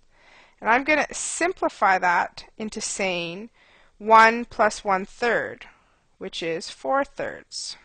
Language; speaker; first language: English; native; English